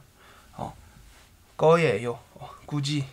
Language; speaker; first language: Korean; non-native, fluent; Chinese